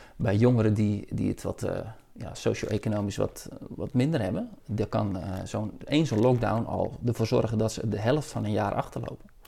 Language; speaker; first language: Dutch; native; Dutch